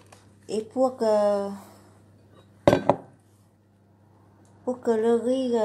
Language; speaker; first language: French; non-native, learner; Vietnamese